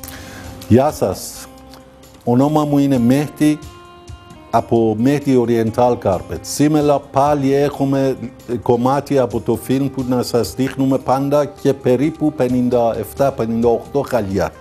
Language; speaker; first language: Greek; non-native, learner; Persian